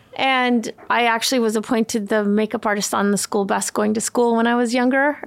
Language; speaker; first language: English; early bilingual, other home language; Swedish